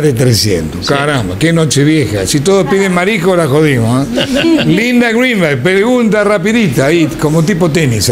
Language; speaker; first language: Spanish; native; Spanish